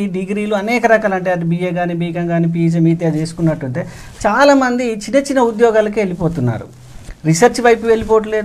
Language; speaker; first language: Telugu; native; Telugu